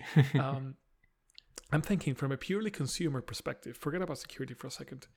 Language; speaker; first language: English; non-native, fluent; Spanish